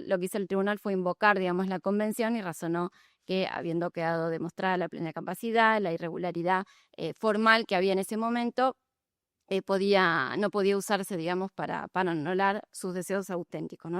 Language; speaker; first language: Spanish; native; Spanish